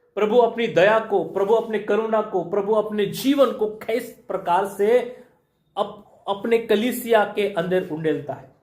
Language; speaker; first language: Hindi; non-native, local second language; Marathi